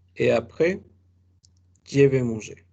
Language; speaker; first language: French; non-native, fluent; Spanish